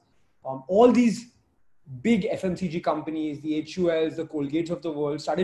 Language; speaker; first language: English; non-native, local second language; Hindi